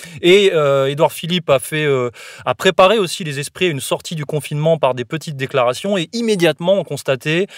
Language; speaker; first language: French; native; French